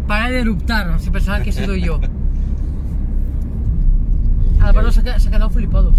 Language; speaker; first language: Spanish; native; Spanish